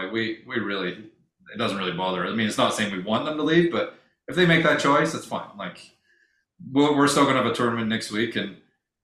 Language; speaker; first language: English; native; English